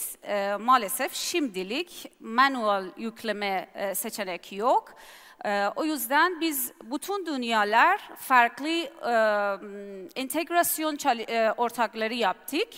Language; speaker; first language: Turkish; non-native, learner; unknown